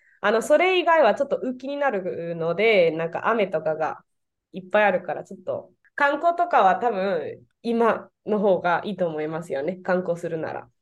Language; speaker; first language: Japanese; non-native, fluent; Spanish